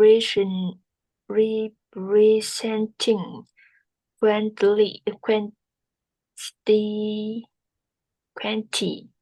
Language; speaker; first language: English; non-native, learner; Vietnamese